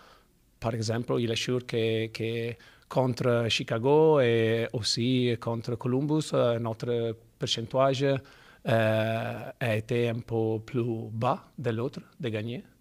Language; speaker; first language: French; non-native, fluent; Italian